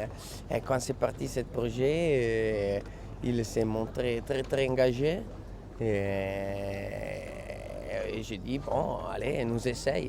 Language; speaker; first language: French; non-native, fluent; Italian